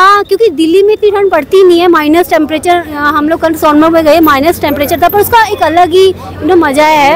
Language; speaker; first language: Hindi; native; Hindi